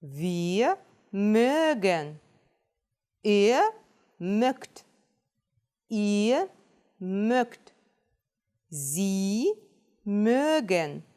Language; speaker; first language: German; non-native, fluent; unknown